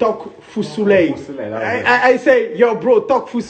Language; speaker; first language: English; non-native, learner; French